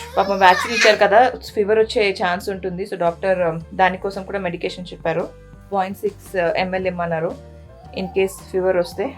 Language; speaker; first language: Telugu; non-native, local second language; Urdu